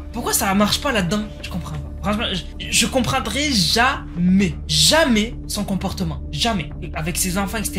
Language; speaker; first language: French; native; French